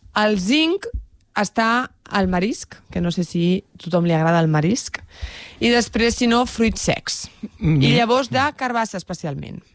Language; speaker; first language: Catalan; non-native, local second language; Spanish